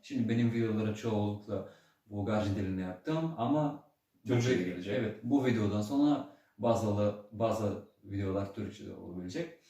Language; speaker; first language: Turkish; early bilingual, heritage; Turkish